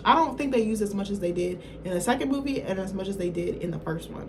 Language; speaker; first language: English; native; English